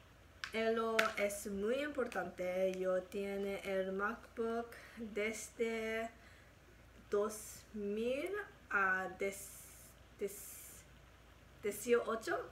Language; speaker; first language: Spanish; non-native, learner; English